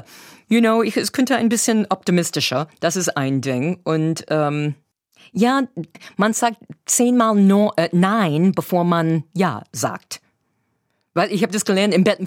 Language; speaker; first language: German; non-native, fluent; English